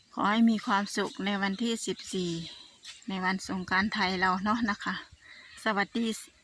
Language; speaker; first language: Thai; non-native, local second language; Northeastern Thai